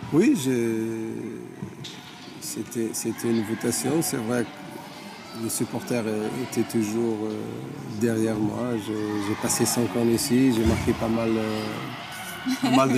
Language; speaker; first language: French; non-native, fluent; Portuguese